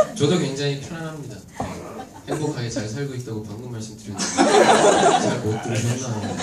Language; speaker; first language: Korean; non-native, fluent; Turkish